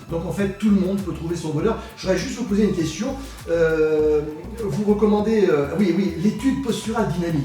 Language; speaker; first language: French; native; French